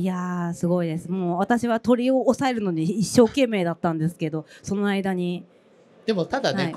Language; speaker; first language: Japanese; native; Japanese